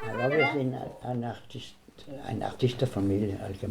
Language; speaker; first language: German; non-native, learner; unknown